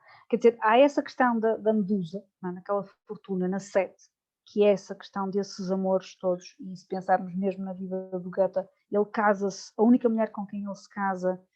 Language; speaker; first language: Portuguese; native; Portuguese